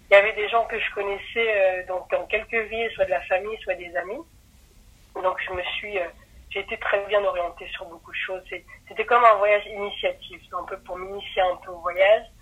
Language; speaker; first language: French; early bilingual, other home language; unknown